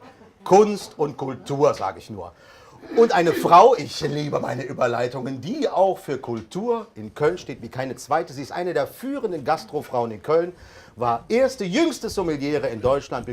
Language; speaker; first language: German; native; German